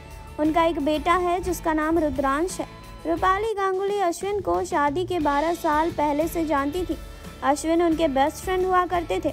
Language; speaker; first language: Hindi; native; Hindi